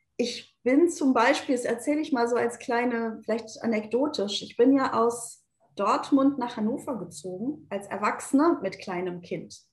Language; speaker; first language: German; early bilingual, other home language; Turkish